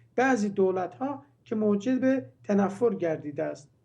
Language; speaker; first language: Persian; non-native, local second language; Azerbaijani